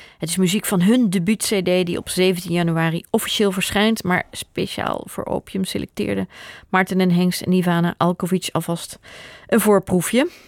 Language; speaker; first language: Dutch; native; Dutch